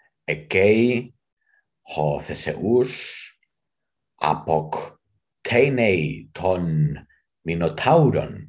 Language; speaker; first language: Greek; non-native, fluent; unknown